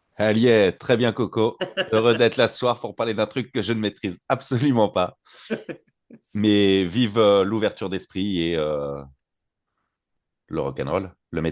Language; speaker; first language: French; native; French